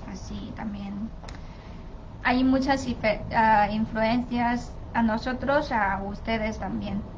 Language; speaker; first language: Spanish; non-native, learner; Chinese